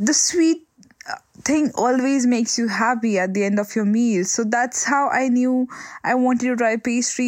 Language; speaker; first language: English; non-native, local second language; Hindi